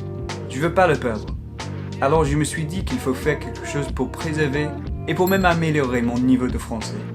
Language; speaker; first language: French; non-native, fluent; English